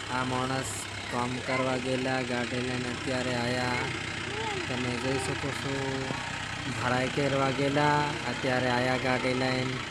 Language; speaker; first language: Gujarati; non-native, local second language; Bhili